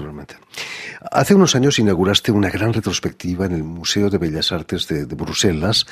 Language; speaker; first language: Spanish; native; Spanish